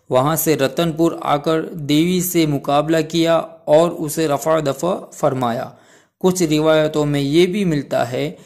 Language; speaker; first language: Urdu; non-native, local second language; Gujarati